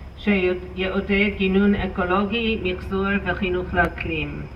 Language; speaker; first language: Hebrew; non-native, fluent; English